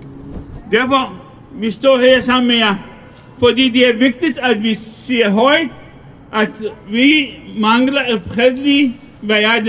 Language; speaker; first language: Danish; non-native, learner; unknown